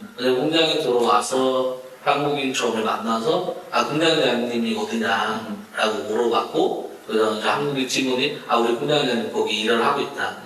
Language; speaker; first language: Korean; non-native, fluent; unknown